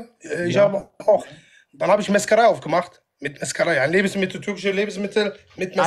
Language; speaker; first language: German; non-native, fluent; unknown